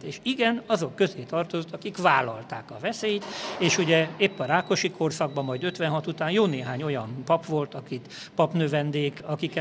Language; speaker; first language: Hungarian; native; Hungarian